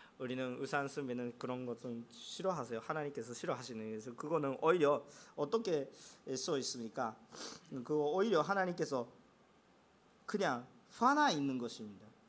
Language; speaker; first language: Korean; non-native, fluent; Japanese